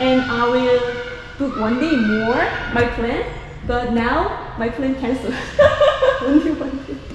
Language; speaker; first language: English; non-native, learner; Korean